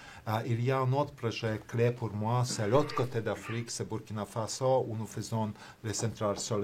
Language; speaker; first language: French; non-native, fluent; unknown